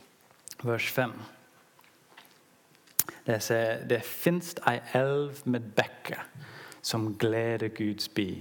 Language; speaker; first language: Norwegian; non-native, learner; English